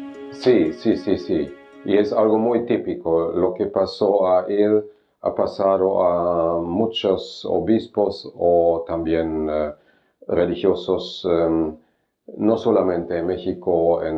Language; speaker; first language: Spanish; non-native, fluent; German